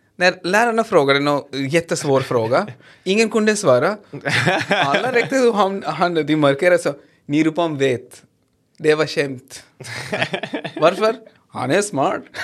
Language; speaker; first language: Swedish; non-native, fluent; Hindi